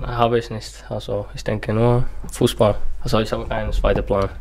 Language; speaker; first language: German; non-native, learner; Finnish